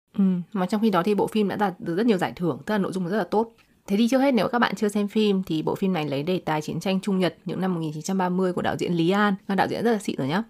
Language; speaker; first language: Vietnamese; native; Vietnamese